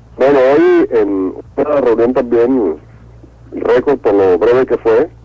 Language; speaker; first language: Spanish; native; Spanish